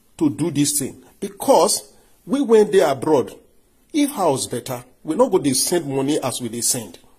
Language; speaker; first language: Nigerian Pidgin; non-native, local second language; Yoruba